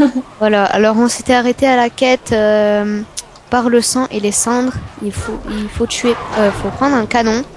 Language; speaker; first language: French; native; French